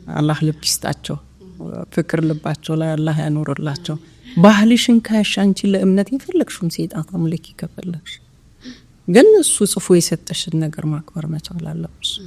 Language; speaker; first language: Amharic; non-native, local second language; Oromo